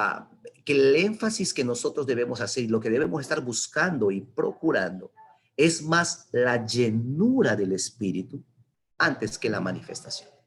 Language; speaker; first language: Spanish; native; Spanish